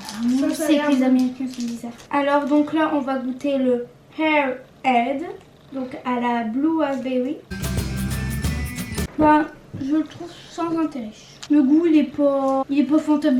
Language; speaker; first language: French; native; French